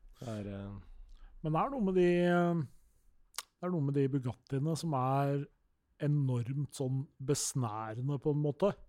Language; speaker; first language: Norwegian; native; Norwegian